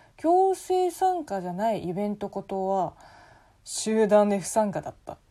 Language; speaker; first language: Japanese; non-native, fluent; Chinese